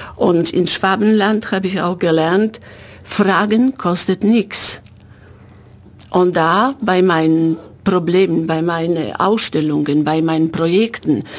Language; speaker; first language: German; non-native, fluent; Polish